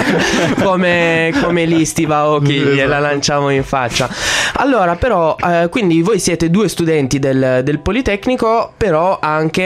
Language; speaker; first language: Italian; native; Italian